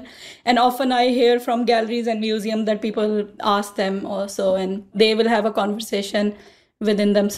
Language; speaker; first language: English; non-native, local second language; Urdu